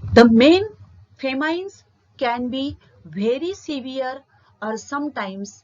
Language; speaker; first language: English; non-native, local second language; Marathi